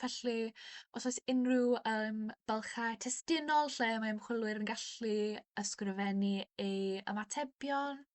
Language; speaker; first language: Welsh; non-native, local second language; English